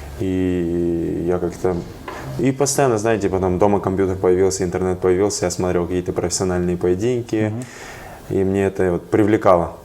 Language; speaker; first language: Russian; native; Russian